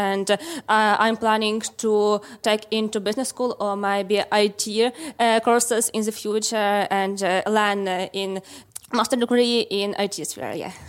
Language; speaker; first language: English; non-native, learner; Ukrainian